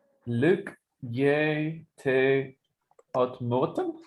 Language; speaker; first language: Dutch; non-native, learner; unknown